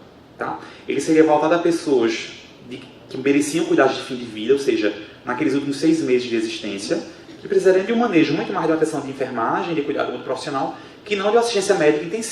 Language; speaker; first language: Portuguese; native; Portuguese